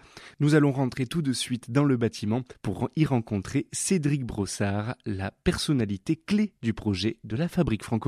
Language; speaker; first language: French; native; French